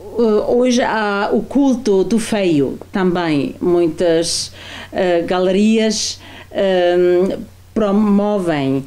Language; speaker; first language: Portuguese; non-native, fluent; German